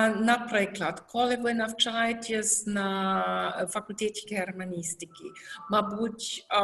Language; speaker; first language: Ukrainian; non-native, learner; German